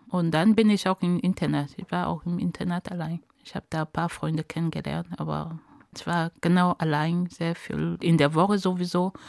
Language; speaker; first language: German; non-native, fluent; Ghomala